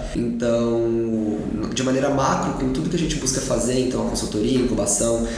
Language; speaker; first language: Portuguese; native; Portuguese